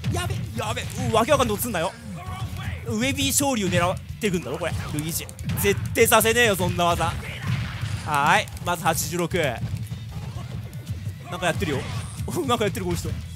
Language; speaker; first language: Japanese; native; Japanese